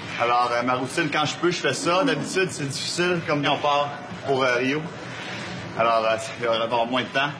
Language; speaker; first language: French; native; French